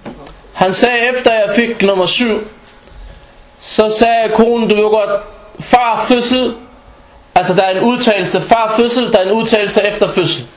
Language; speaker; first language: Danish; non-native, fluent; Arabic